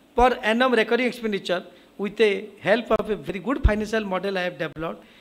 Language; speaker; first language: English; non-native, local second language; Odia